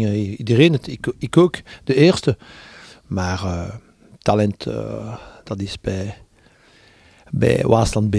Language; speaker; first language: Dutch; non-native, local second language; French